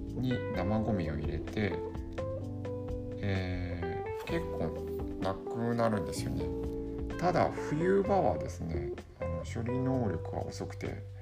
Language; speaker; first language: Japanese; native; Japanese